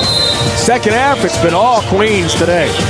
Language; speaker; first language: English; native; English